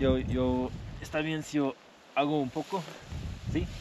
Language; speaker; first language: Spanish; non-native, learner; Korean